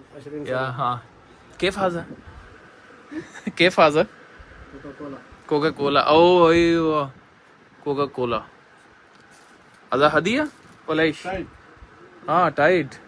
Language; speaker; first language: Arabic; non-native, learner; Punjabi